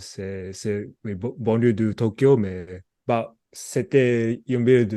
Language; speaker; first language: French; non-native, learner; Japanese